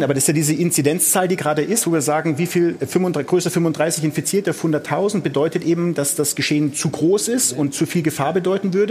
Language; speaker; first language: German; native; German